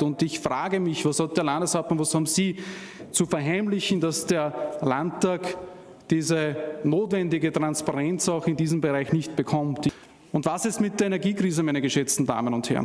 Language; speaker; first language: German; native; German